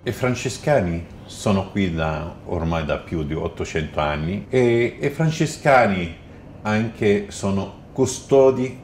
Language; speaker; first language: Italian; non-native, fluent; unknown